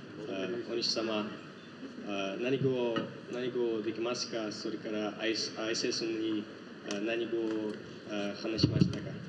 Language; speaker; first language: Japanese; non-native, learner; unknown